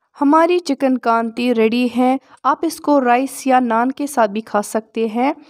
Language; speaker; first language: Urdu; non-native, local second language; Kashmiri